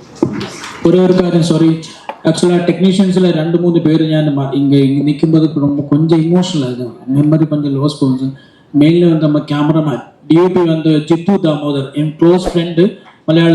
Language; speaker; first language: Tamil; non-native, learner; Malayalam